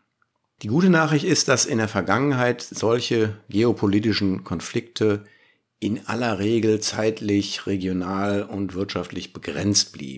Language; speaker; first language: German; native; German